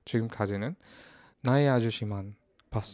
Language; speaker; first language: Korean; non-native, learner; Filipino